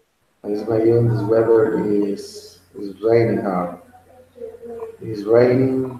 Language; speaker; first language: English; non-native, learner; Spanish